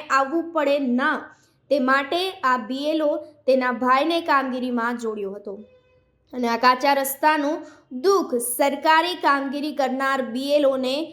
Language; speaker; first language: Gujarati; native; Gujarati